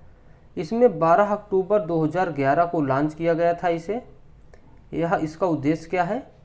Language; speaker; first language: Hindi; native; Hindi